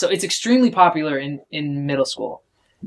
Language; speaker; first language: English; native; English